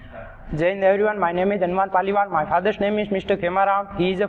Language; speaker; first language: English; non-native, learner; Hindi